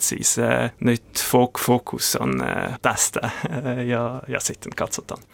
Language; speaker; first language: Finnish; non-native, learner; German